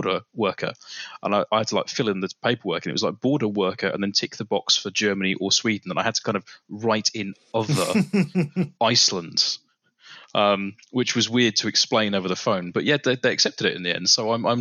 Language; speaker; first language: English; native; English